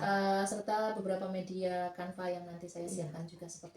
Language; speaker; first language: Indonesian; native; Indonesian